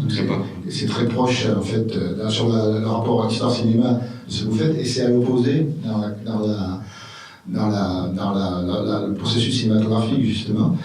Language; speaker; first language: French; native; French